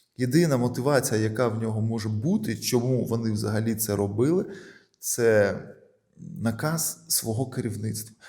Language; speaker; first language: Ukrainian; non-native, local second language; Russian